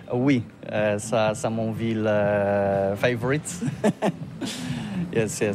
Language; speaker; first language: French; non-native, learner; Polish